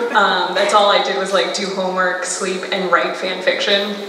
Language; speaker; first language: English; native; English